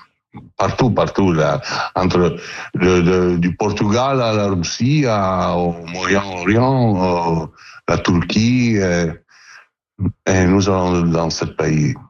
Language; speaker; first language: French; non-native, learner; Italian